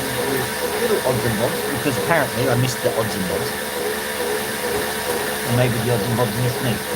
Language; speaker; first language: English; native; English